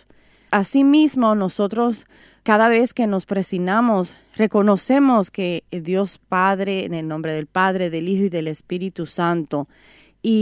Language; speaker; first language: Spanish; native; Spanish